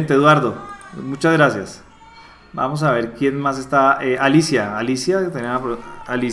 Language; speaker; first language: Spanish; native; Spanish